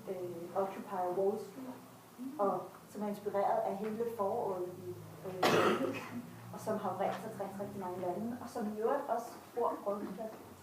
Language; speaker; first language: Danish; native; Danish